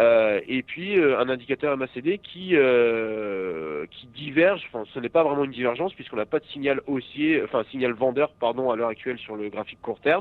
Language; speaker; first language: French; native; French